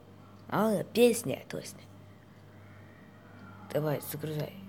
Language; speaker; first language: Russian; non-native, learner; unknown